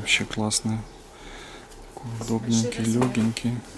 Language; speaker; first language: Russian; native; Russian